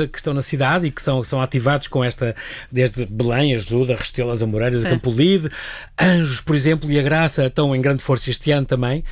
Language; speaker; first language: Portuguese; native; Portuguese